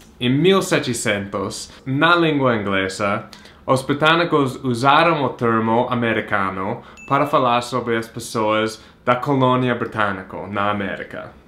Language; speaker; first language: Portuguese; non-native, fluent; English